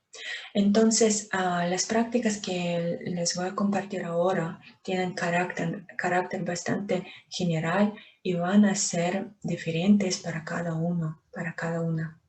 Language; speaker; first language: Spanish; non-native, fluent; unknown